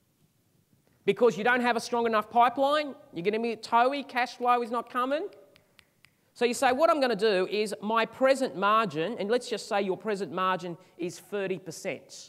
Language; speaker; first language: English; native; English